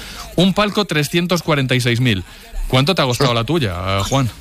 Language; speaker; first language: Spanish; native; Spanish